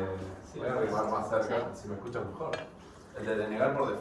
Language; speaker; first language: Spanish; native; Spanish